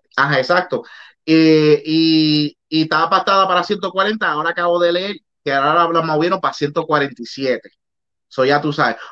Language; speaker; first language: Spanish; native; Spanish